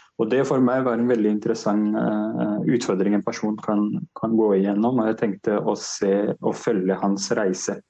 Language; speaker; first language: Norwegian; non-native, fluent; Arabic